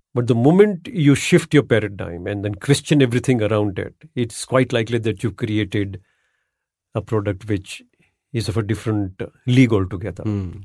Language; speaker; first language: English; non-native, local second language; Gujarati